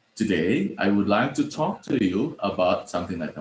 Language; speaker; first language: English; non-native, fluent; Indonesian